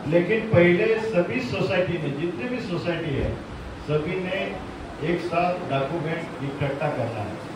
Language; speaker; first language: Hindi; non-native, local second language; Marathi